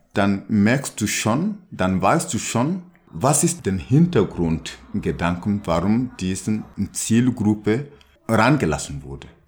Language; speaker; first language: German; non-native, fluent; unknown